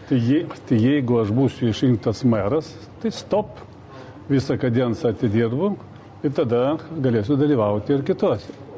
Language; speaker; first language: Lithuanian; non-native, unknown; Russian